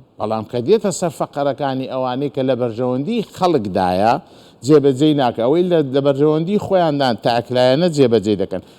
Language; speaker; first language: Central Kurdish; non-native, local second language; Azerbaijani